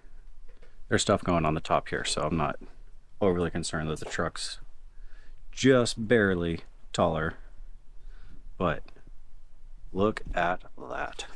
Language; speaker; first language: English; native; English